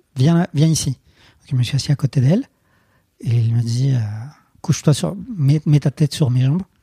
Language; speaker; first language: French; non-native, fluent; Spanish